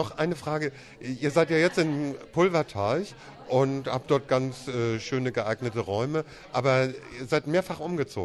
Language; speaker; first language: German; native; German